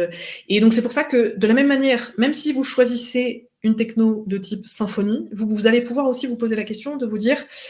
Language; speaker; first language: French; native; French